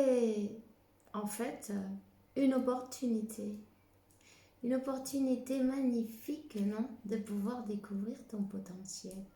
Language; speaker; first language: French; non-native, fluent; Spanish